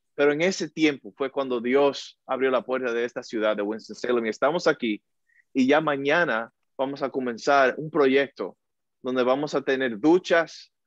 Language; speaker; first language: Spanish; early bilingual, heritage; Spanish